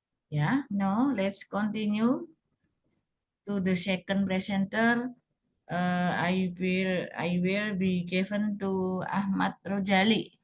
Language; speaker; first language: English; non-native, learner; Indonesian